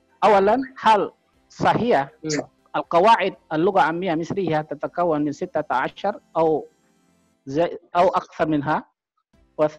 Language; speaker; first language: Arabic; non-native, fluent; Indonesian